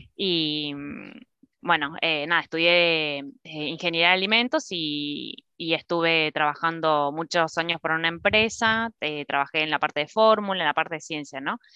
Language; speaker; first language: Spanish; native; Spanish